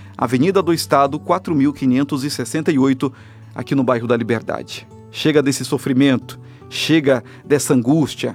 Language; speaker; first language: Portuguese; native; Portuguese